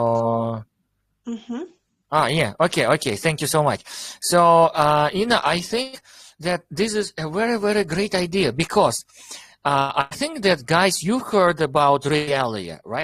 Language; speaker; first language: English; non-native, fluent; Russian